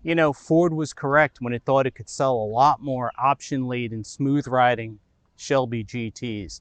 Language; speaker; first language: English; native; English